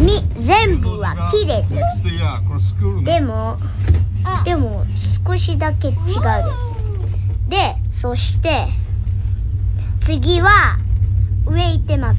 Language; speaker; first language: Japanese; non-native, learner; Indonesian